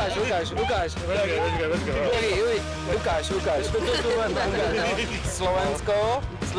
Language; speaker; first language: Slovak; native; Slovak